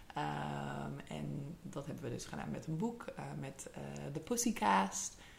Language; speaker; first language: Dutch; early bilingual, other home language; English